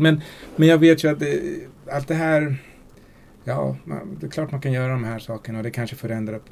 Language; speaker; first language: Swedish; early bilingual, other home language; Spanish